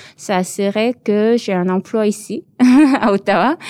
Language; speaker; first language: French; early bilingual, other home language; Korean